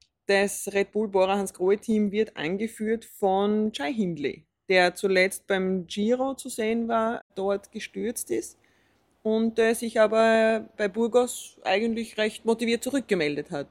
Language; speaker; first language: German; native; German